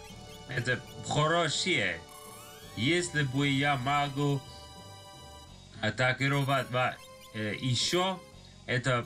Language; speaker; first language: Russian; non-native, learner; English